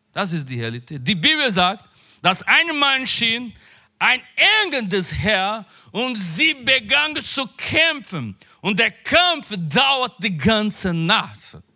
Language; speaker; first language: German; non-native, learner; Portuguese